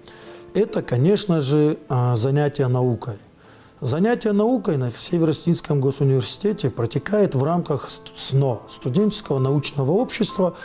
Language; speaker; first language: Russian; native; Russian